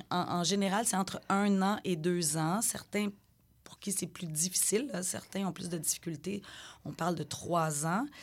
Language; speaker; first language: French; native; French